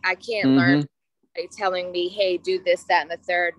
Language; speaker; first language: English; native; English